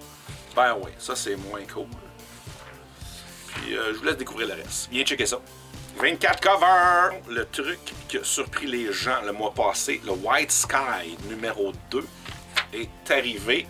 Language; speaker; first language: French; native; French